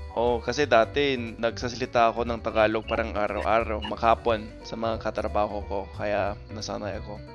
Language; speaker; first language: Filipino; non-native, fluent; English